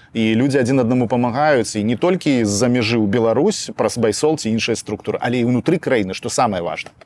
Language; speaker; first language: Belarusian; non-native, local second language; Russian